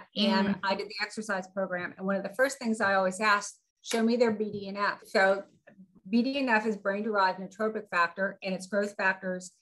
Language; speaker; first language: English; native; English